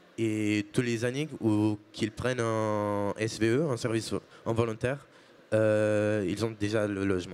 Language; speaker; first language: French; non-native, fluent; Portuguese